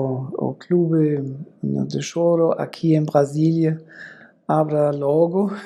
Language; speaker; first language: Portuguese; non-native, fluent; German